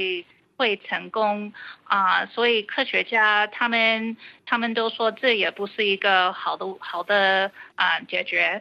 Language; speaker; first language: Chinese; early bilingual, heritage; Chinese